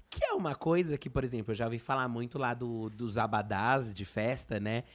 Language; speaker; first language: Portuguese; native; Portuguese